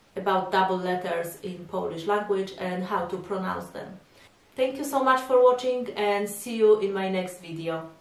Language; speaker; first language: English; non-native, fluent; Polish